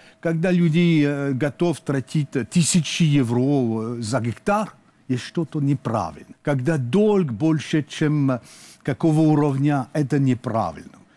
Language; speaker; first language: Russian; non-native, learner; French